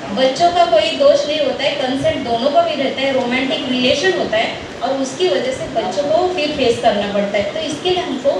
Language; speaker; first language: Hindi; non-native, local second language; Marathi